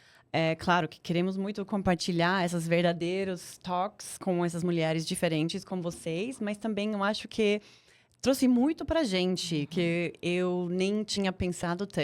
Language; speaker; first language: Portuguese; non-native, fluent; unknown